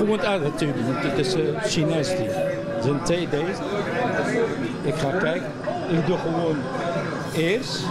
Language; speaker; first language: Dutch; non-native, learner; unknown